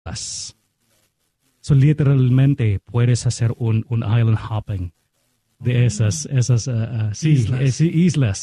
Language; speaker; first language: Spanish; non-native, fluent; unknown